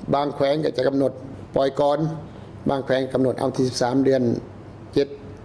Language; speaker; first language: Lao; native; Lao